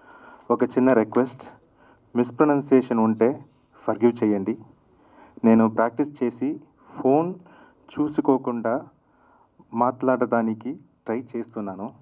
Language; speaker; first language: Telugu; non-native, learner; Kannada